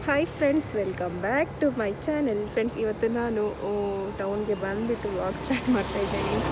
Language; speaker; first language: Kannada; non-native, local second language; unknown